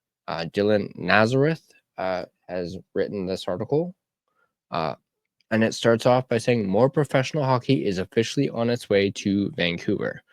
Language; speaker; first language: English; native; English